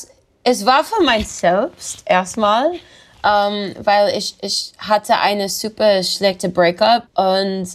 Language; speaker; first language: German; non-native, learner; English